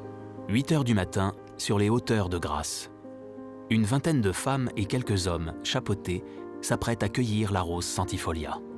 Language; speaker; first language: French; native; French